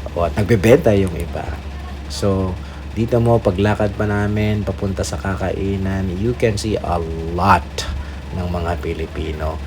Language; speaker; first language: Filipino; non-native, local second language; Iloko